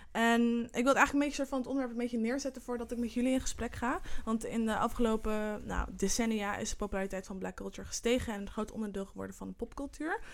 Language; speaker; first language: Dutch; early bilingual, other home language; Somali